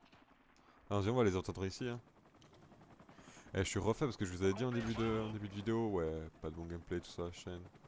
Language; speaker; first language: French; native; French